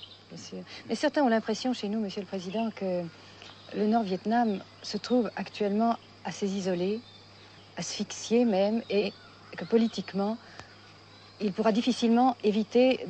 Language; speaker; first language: French; native; French